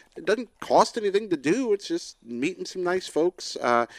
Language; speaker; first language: English; native; English